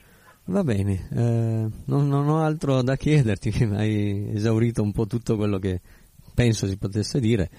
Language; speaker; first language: Italian; native; Italian